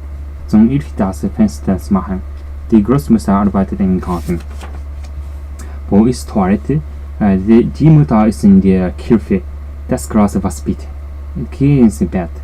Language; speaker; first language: German; non-native, learner; Japanese